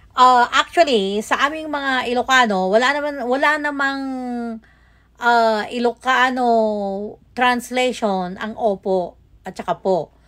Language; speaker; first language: Filipino; non-native, local second language; Iloko